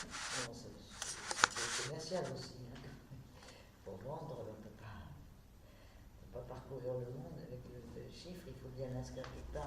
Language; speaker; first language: French; native; French